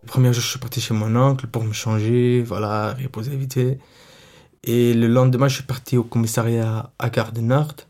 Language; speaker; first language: French; non-native, fluent; Arabic